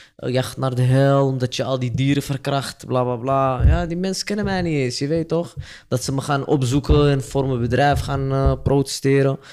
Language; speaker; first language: Dutch; early bilingual, other home language; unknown